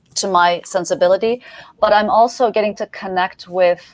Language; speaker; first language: English; early bilingual, other home language; Persian